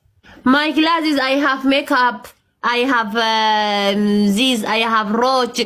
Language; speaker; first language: English; non-native, learner; Amharic